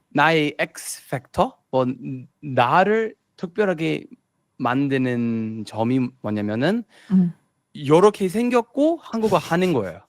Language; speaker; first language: Korean; non-native, fluent; English